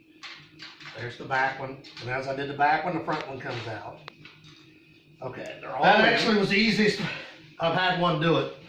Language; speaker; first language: English; native; English